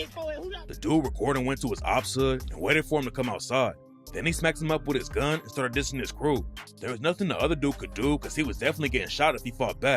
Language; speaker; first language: English; native; English